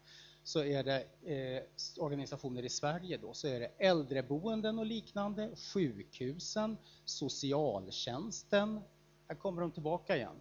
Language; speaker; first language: Swedish; native; Swedish